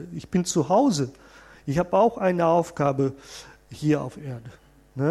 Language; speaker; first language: German; non-native, fluent; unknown